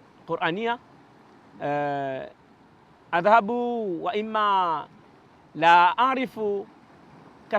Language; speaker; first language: Arabic; non-native, learner; Comorian